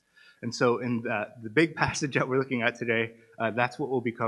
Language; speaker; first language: English; native; English